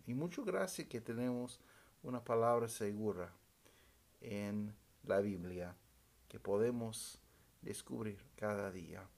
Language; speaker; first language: Spanish; non-native, fluent; English